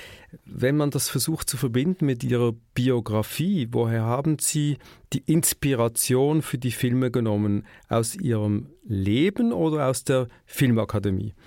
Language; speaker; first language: German; native; German